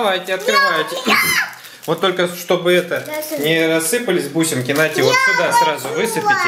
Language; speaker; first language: Russian; native; Russian